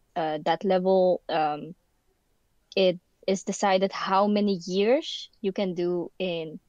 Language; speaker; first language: English; non-native, fluent; Dutch